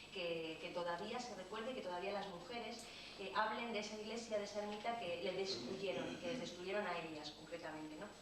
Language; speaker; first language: Spanish; native; Spanish